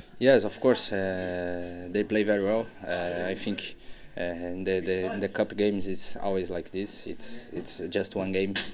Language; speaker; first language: English; non-native, learner; Portuguese